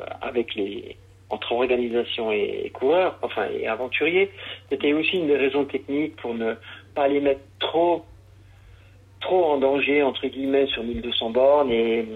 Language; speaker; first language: French; native; French